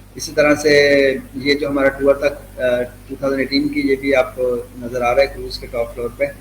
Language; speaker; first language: Urdu; native; Urdu